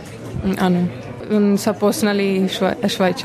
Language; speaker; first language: Slovak; early bilingual, heritage; Slovak